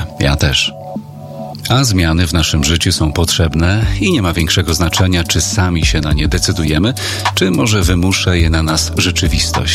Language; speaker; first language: Polish; native; Polish